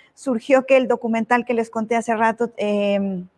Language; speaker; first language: Spanish; native; Spanish